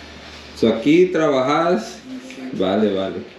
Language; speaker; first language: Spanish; non-native, learner; English